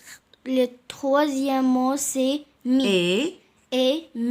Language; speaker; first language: French; non-native, learner; Arabic